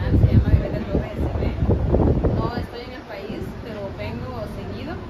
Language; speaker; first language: Spanish; native; Spanish